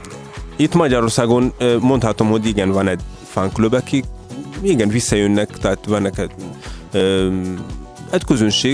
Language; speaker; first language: Hungarian; non-native, fluent; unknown